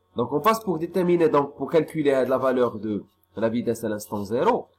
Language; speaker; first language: French; non-native, local second language; Arabic